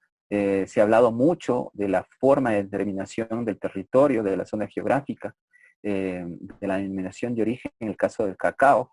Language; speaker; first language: Spanish; native; Spanish